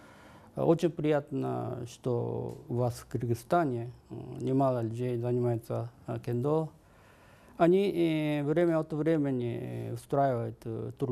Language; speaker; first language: Russian; non-native, fluent; Japanese